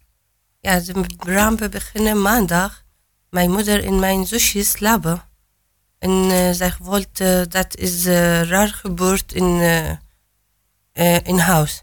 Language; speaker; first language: Dutch; non-native, learner; Arabic